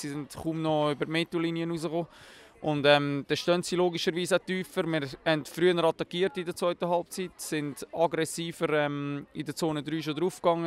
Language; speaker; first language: German; native; German